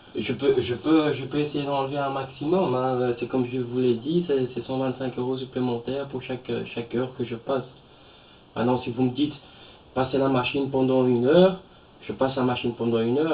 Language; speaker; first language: French; native; French